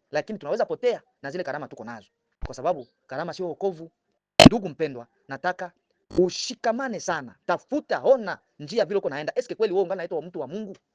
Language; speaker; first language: Swahili; native; Swahili